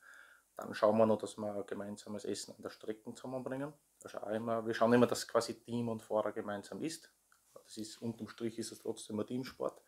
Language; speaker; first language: German; native; German